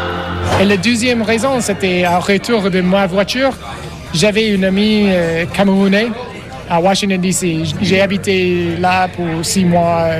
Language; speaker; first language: French; non-native, learner; English